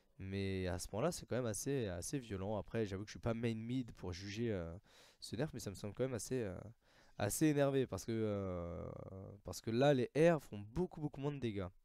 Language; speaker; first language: French; native; French